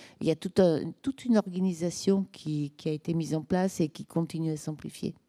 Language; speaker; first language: French; native; French